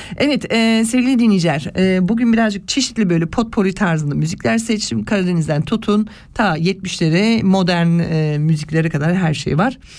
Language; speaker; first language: Turkish; early bilingual, heritage; Turkish